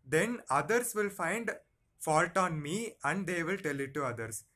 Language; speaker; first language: English; non-native, local second language; Tamil